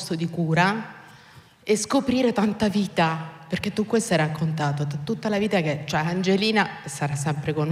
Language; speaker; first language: Italian; native; Italian